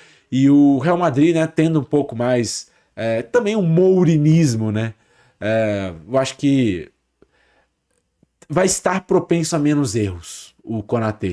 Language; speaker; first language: Portuguese; native; Portuguese